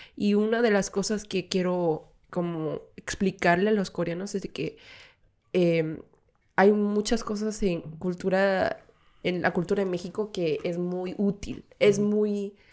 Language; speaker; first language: Spanish; non-native, fluent; Korean